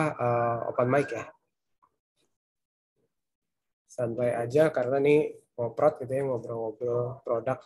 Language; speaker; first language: Indonesian; native; Indonesian